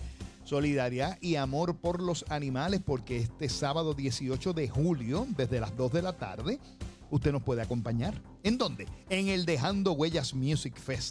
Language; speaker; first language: Spanish; native; Spanish